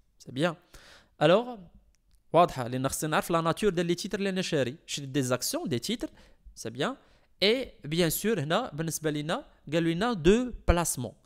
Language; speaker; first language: French; non-native, local second language; Arabic